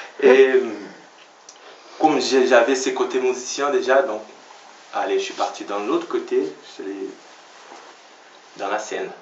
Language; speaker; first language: French; non-native, fluent; Portuguese